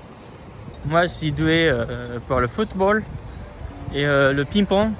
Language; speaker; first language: French; non-native, fluent; Japanese